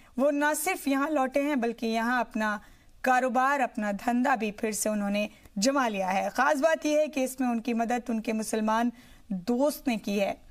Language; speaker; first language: Hindi; native; Hindi